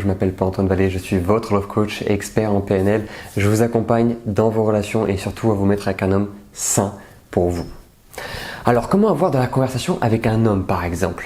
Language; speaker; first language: French; native; French